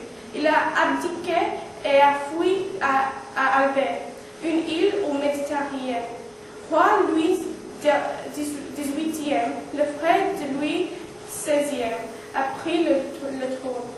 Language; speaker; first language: French; non-native, learner; English